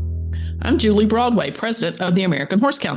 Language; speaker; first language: English; native; English